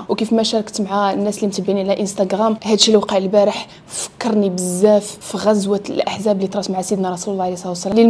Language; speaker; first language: Arabic; native; Arabic